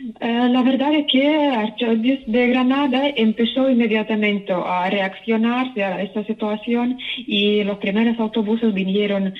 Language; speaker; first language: Spanish; non-native, fluent; Ukrainian